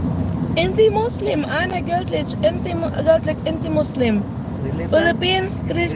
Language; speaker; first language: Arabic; non-native, learner; Hiligaynon